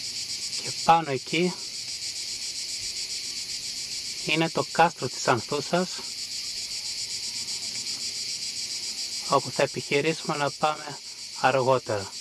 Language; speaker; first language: Greek; native; Greek